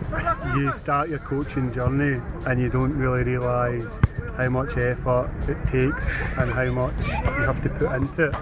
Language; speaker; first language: English; native; English